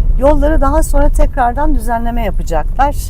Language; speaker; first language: Turkish; native; Turkish